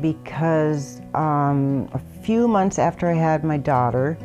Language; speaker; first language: English; native; English